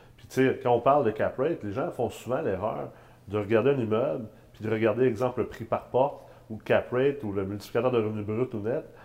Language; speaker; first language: French; native; French